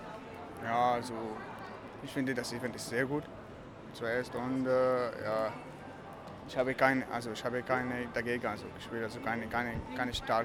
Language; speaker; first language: German; non-native, learner; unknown